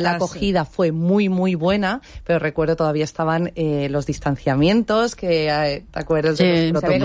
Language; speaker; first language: Spanish; native; Spanish